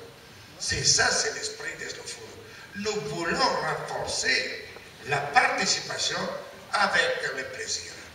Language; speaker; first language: French; non-native, learner; Italian